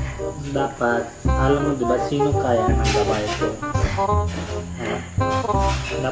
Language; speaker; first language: Filipino; non-native, learner; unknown